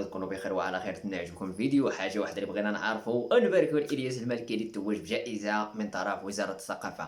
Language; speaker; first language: Arabic; native; Arabic